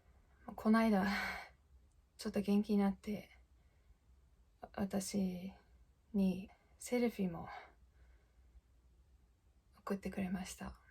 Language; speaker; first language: Japanese; non-native, fluent; English